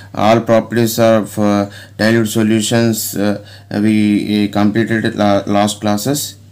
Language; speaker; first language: English; non-native, local second language; Telugu